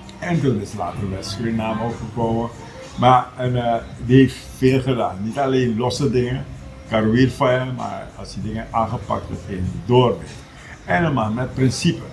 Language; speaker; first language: Dutch; native; Dutch